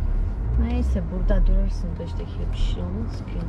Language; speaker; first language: Turkish; non-native, learner; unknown